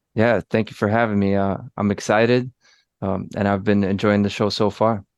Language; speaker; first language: English; early bilingual, other home language; Polish